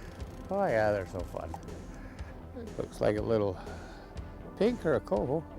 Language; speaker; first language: English; native; English